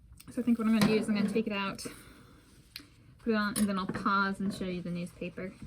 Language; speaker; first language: English; native; English